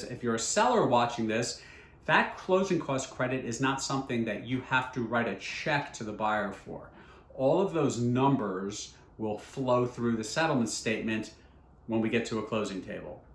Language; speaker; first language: English; native; English